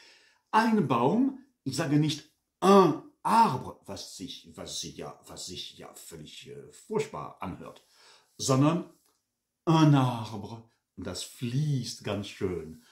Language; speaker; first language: German; non-native, fluent; French